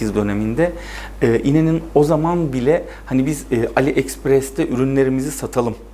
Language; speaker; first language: Turkish; native; Turkish